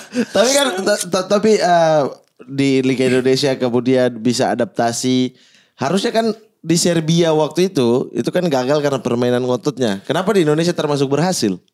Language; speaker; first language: Indonesian; native; Indonesian